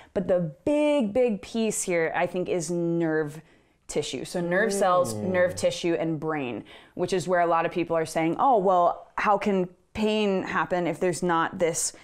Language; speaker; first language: English; native; English